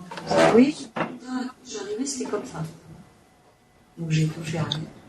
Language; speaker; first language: French; native; French